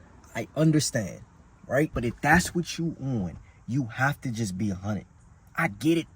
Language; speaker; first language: English; native; English